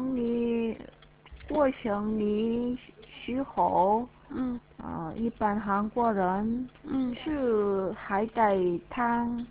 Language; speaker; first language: Chinese; non-native, learner; Korean